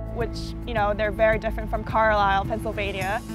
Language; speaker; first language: English; non-native, fluent; Korean